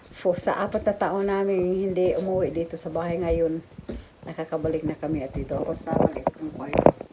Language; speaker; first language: Filipino; non-native, local second language; Cebuano